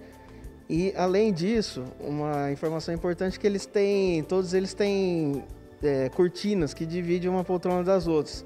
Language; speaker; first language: Portuguese; native; Portuguese